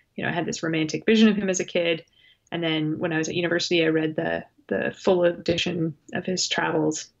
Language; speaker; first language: English; native; English